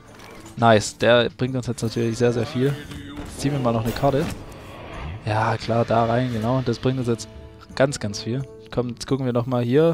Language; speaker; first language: German; native; German